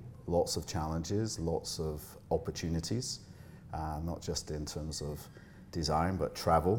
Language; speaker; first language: English; native; English